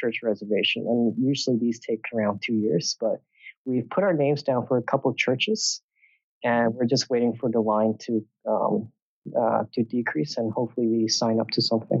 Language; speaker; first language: English; native; English